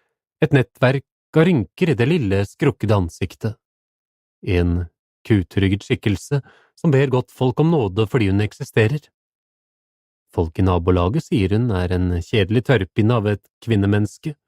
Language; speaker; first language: Norwegian; native; Norwegian